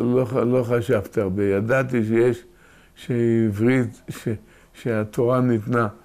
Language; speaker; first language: Hebrew; early bilingual, other home language; Yiddish